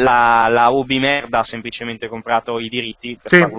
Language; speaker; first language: Italian; native; Italian